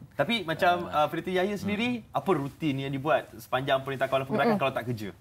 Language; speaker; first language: Malay; native; Malay